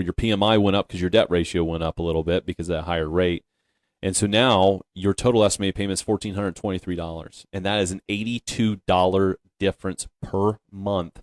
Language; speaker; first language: English; native; English